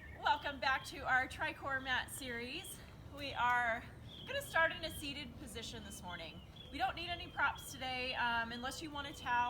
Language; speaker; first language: English; native; English